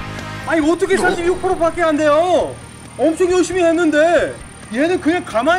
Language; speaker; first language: Korean; non-native, fluent; English